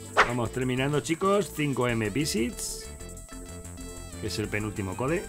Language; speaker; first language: Spanish; native; Spanish